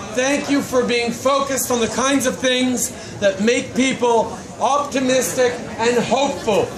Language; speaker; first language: English; early bilingual, other home language; French